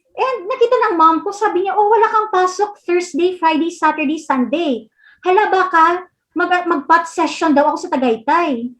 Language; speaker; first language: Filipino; non-native, local second language; Hiligaynon